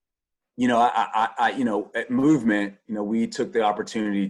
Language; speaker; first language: English; native; English